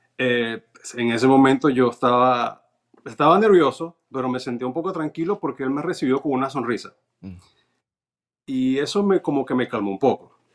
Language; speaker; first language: Spanish; native; Spanish